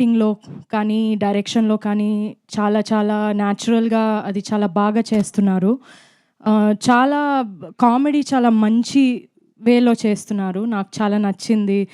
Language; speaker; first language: Telugu; non-native, fluent; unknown